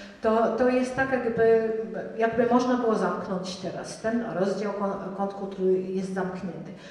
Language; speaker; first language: Polish; non-native, fluent; German